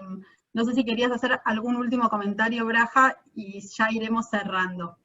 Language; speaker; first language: Spanish; native; Spanish